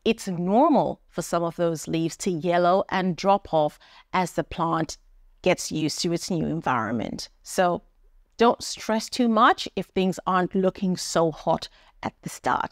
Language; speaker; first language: English; native; English